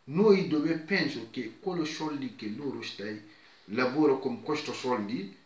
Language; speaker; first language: Italian; non-native, learner; Bambara